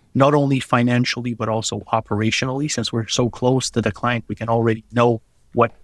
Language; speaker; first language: English; non-native, fluent; French